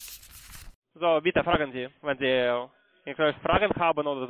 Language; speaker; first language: German; non-native, learner; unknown